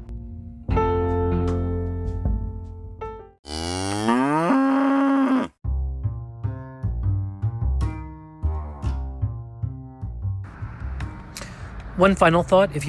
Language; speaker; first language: English; native; English